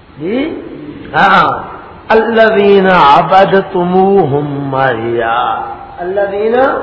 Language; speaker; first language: Urdu; non-native, local second language; Punjabi